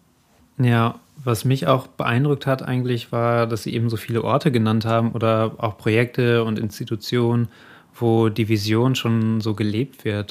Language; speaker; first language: German; native; German